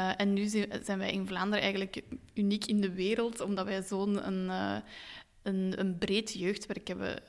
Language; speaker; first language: Dutch; native; Dutch